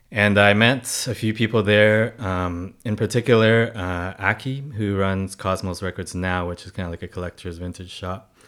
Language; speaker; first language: English; non-native, local second language; Cantonese